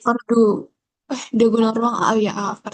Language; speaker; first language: Indonesian; native; Indonesian